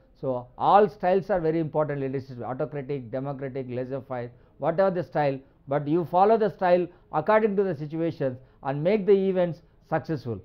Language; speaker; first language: English; non-native, local second language; Telugu